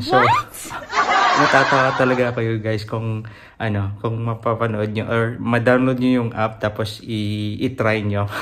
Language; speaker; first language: Filipino; non-native, local second language; Hiligaynon